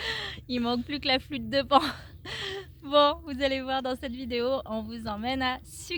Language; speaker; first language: French; native; French